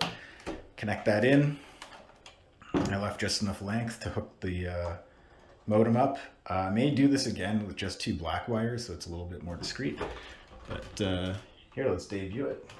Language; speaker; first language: English; native; English